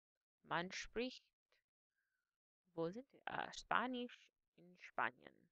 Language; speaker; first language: German; non-native, fluent; English